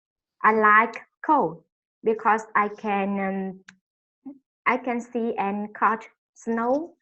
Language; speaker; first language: English; non-native, learner; Vietnamese